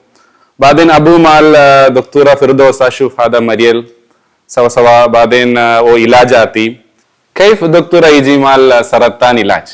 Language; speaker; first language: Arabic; non-native, learner; Malayalam